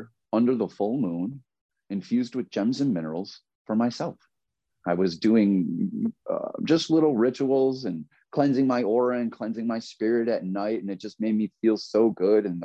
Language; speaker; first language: English; native; English